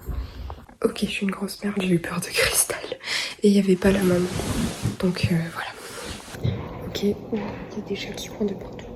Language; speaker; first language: French; native; French